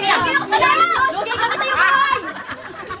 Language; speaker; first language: Filipino; native; Filipino